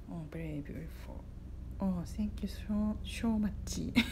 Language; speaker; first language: English; non-native, learner; Japanese